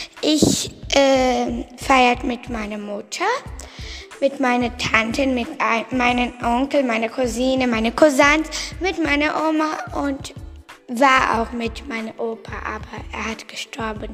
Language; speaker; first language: German; non-native, learner; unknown